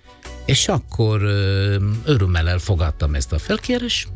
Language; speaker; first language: Hungarian; non-native, learner; Italian